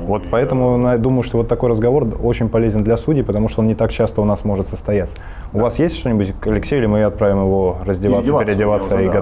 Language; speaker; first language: Russian; native; Russian